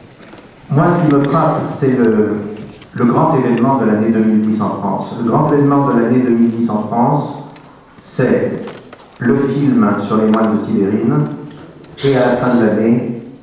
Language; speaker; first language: French; native; French